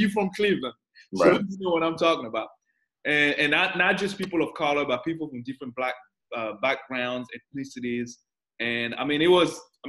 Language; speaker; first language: English; non-native, fluent; French